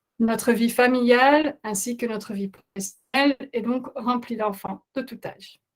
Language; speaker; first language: French; non-native, fluent; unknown